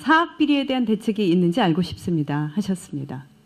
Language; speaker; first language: Korean; native; Korean